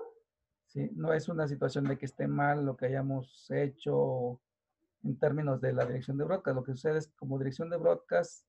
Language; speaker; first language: Spanish; native; Spanish